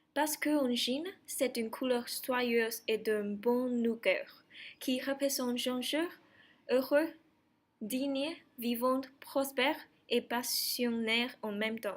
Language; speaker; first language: French; non-native, learner; Chinese